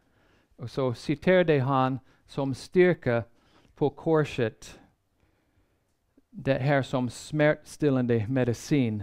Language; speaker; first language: Swedish; non-native, fluent; English